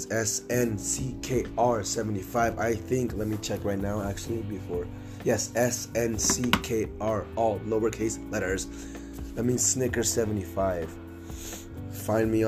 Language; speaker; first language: English; native; English